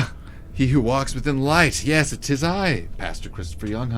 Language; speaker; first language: English; native; English